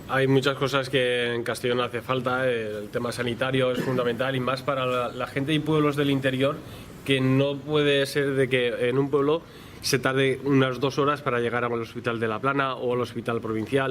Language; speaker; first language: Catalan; native; Catalan